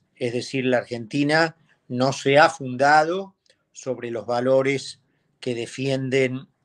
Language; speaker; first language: Spanish; native; Spanish